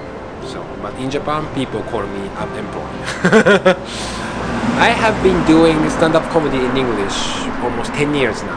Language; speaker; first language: English; non-native, fluent; Japanese